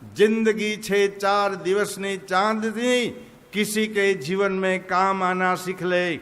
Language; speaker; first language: Hindi; non-native, local second language; Gujarati